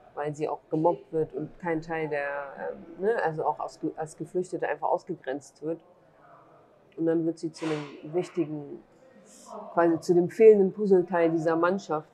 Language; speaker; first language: German; early bilingual, other home language; Kurdish